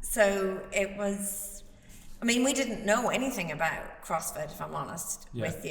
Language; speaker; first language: English; native; English